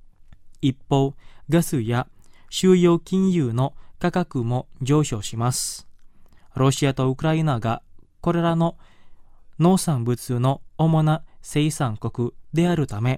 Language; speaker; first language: Japanese; non-native, fluent; Indonesian